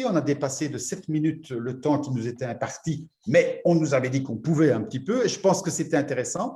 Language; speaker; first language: French; native; French